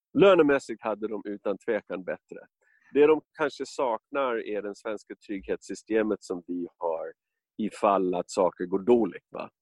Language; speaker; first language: Swedish; non-native, fluent; English